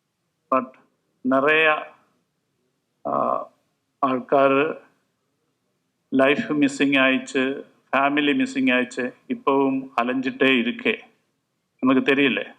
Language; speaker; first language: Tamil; non-native, local second language; Malayalam